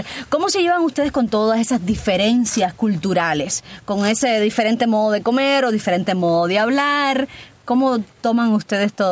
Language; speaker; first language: Spanish; native; Spanish